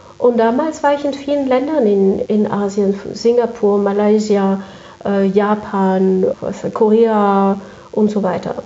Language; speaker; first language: German; non-native, fluent; French